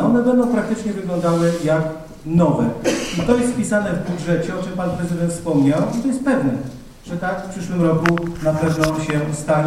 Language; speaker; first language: Polish; native; Polish